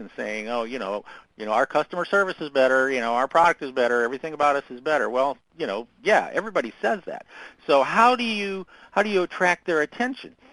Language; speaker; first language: English; native; English